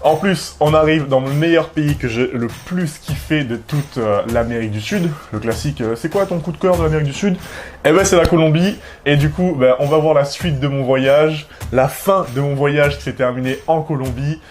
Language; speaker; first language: French; native; French